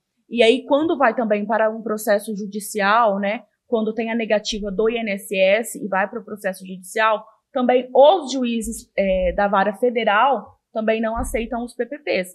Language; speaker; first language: Portuguese; native; Portuguese